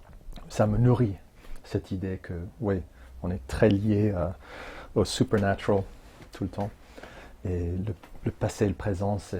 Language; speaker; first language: French; non-native, fluent; English